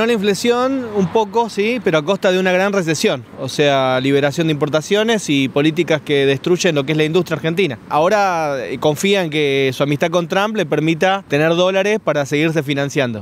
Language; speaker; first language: Spanish; native; Spanish